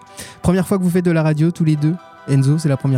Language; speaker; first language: French; native; French